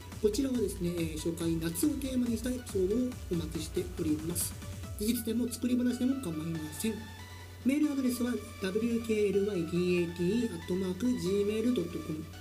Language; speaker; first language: Japanese; native; Japanese